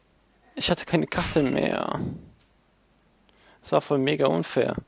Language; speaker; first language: German; native; German